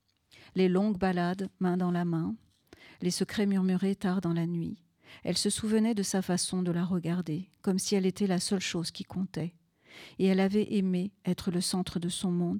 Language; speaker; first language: French; native; French